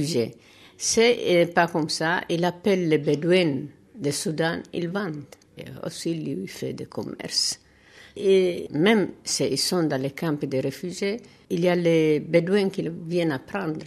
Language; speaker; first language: French; non-native, learner; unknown